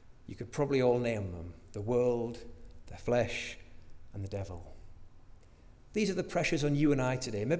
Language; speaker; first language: English; native; English